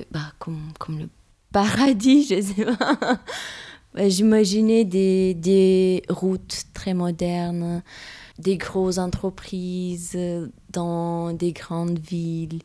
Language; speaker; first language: French; non-native, fluent; Romanian